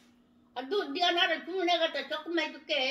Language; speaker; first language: Korean; native; Korean